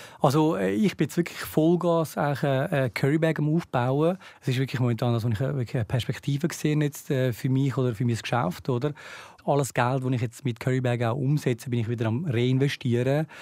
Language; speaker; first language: German; early bilingual, other home language; Tamil